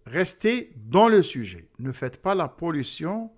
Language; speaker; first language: French; non-native, local second language; Arabic